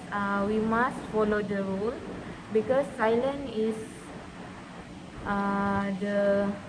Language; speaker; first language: English; non-native, learner; Malay